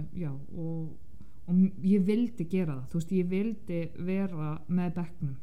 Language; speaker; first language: Icelandic; early bilingual, other home language; Polish